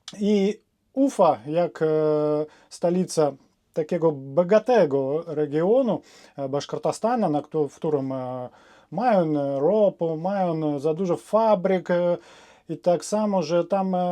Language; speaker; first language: Polish; non-native, fluent; Russian